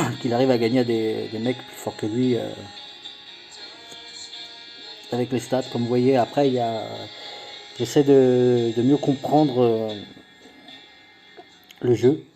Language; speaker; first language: French; native; French